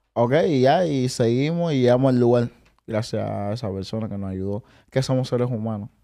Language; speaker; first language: Spanish; native; Spanish